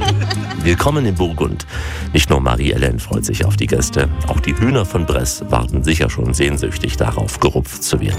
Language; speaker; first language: German; native; German